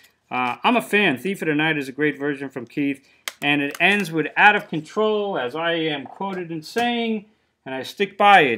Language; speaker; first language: English; native; English